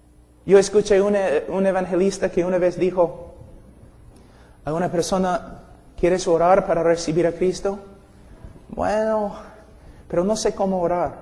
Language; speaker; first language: Spanish; non-native, fluent; English